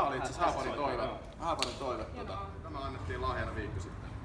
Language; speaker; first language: Finnish; native; Finnish